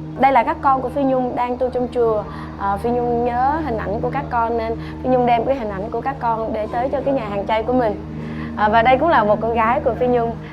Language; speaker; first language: Vietnamese; native; Vietnamese